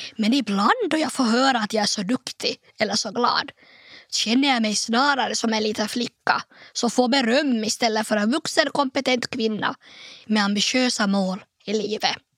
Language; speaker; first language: Swedish; native; Swedish